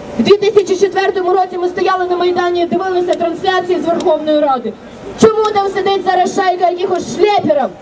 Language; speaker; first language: Ukrainian; non-native, local second language; Russian